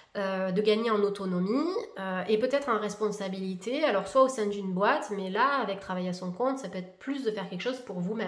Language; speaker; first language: French; native; French